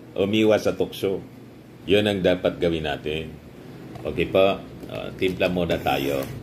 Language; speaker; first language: Filipino; non-native, local second language; Bikol